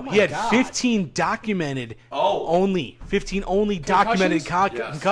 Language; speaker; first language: English; native; English